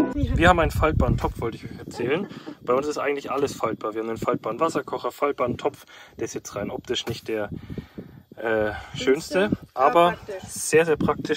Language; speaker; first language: German; native; German